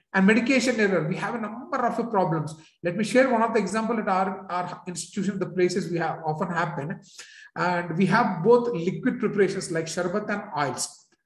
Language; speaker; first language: English; non-native, local second language; Urdu